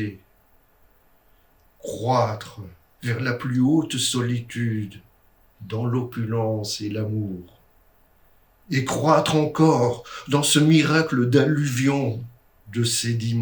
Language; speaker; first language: French; native; French